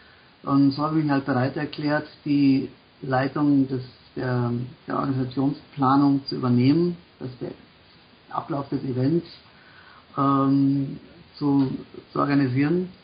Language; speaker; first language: German; native; German